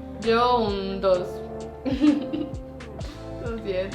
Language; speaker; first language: Spanish; native; Spanish